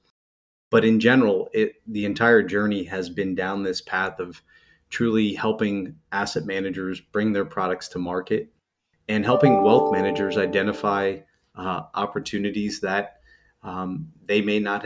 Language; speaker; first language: English; native; English